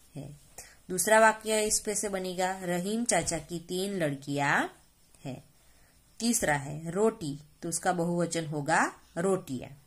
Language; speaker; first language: Hindi; non-native, local second language; Gujarati